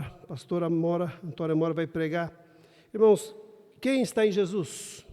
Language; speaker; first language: Portuguese; native; Portuguese